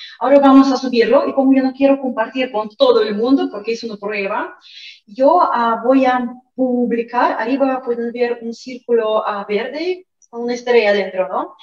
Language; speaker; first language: Spanish; non-native, fluent; Russian